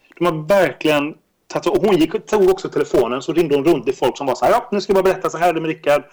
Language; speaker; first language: Swedish; native; Swedish